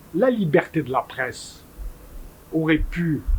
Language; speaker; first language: French; non-native, local second language; Kabyle